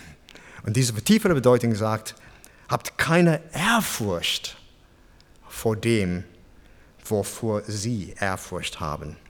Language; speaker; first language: German; non-native, fluent; English